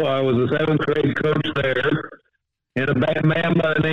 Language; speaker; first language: English; native; English